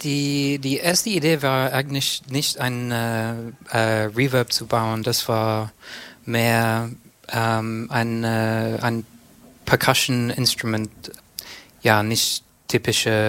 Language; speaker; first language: German; non-native, learner; English